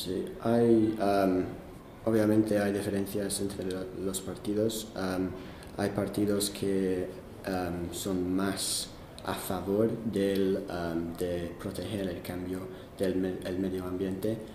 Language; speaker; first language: Spanish; non-native, fluent; English